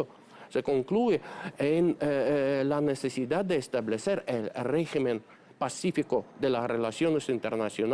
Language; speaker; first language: Spanish; non-native, fluent; Russian